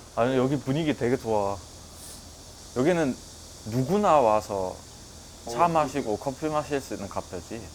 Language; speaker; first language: Korean; non-native, fluent; German